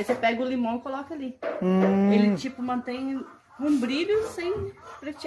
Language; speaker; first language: Portuguese; native; Portuguese